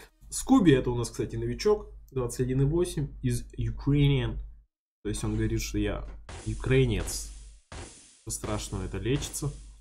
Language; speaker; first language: Russian; native; Russian